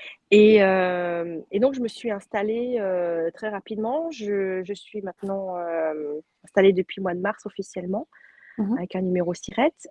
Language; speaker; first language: French; native; French